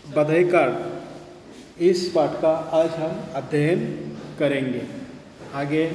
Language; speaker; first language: Hindi; non-native, local second language; Marathi